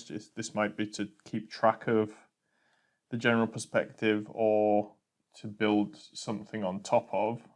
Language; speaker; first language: English; native; English